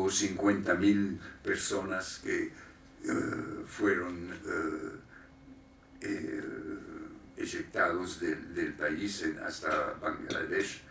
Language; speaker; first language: Spanish; non-native, fluent; French